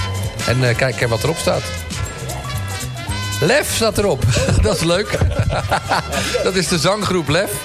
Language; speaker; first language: Dutch; native; Dutch